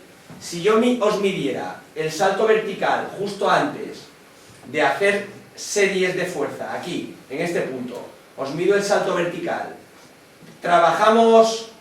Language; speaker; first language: Spanish; native; Spanish